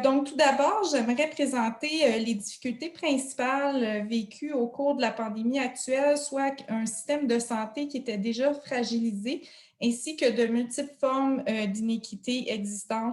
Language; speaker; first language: French; native; French